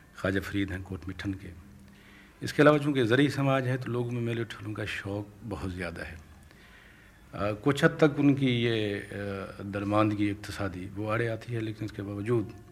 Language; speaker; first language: Urdu; non-native, local second language; Saraiki